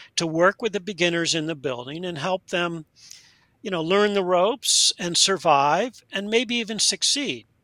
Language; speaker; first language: English; native; English